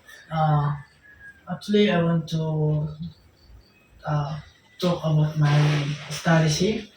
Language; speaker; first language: English; non-native, local second language; Filipino